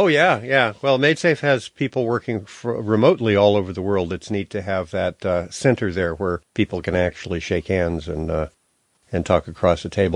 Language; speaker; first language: English; native; English